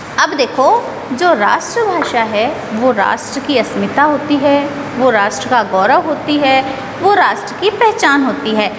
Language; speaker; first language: Hindi; native; Hindi